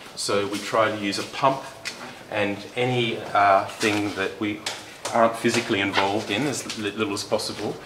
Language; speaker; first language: English; native; English